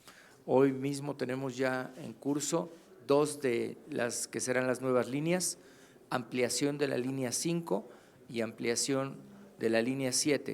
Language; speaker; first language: Spanish; native; Spanish